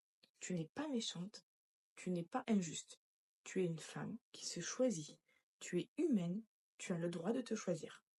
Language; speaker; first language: French; native; French